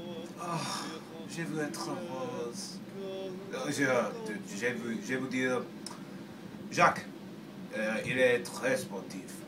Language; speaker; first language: French; non-native, learner; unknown